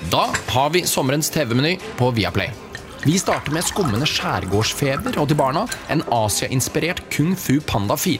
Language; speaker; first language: Norwegian; native; Norwegian